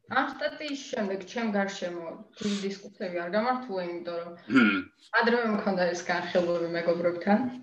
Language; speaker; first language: Georgian; native; Georgian